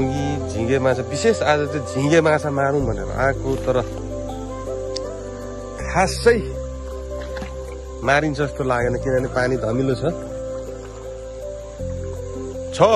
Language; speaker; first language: Nepali; native; Nepali